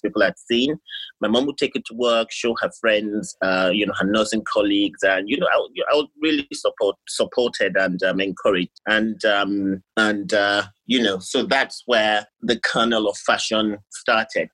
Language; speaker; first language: English; non-native, local second language; Yoruba